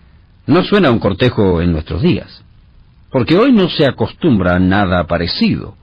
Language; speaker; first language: Spanish; native; Spanish